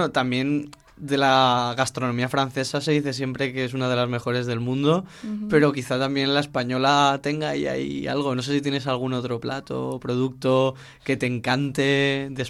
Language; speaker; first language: Spanish; native; Spanish